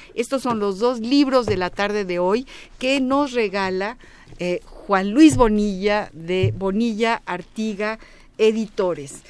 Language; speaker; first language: Spanish; native; Spanish